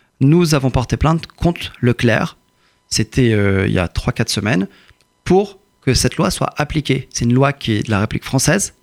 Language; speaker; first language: French; early bilingual, other home language; Persian